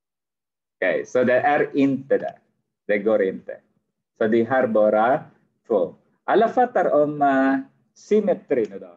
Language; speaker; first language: Swedish; non-native, fluent; Arabic